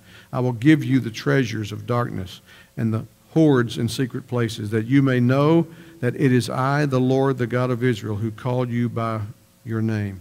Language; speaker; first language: English; native; English